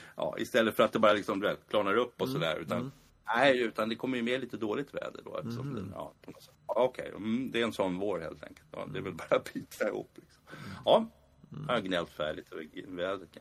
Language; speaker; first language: Swedish; native; Swedish